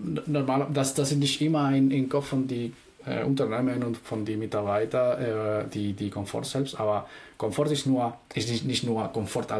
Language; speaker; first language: German; non-native, fluent; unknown